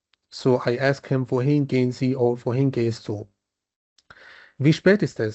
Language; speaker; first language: German; non-native, fluent; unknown